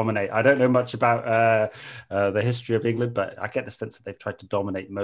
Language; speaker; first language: English; native; English